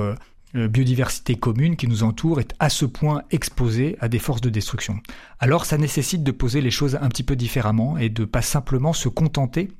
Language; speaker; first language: French; native; French